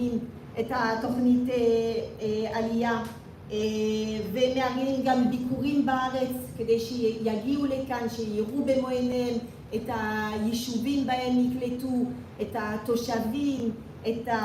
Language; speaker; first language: Hebrew; non-native, fluent; French